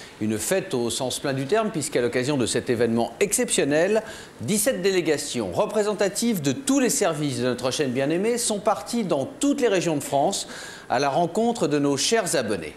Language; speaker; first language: French; native; French